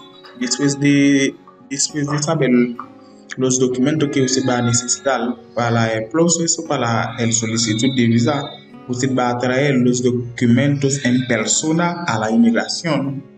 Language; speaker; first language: Spanish; non-native, learner; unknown